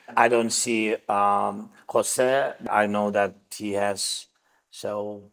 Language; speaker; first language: English; non-native, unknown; Russian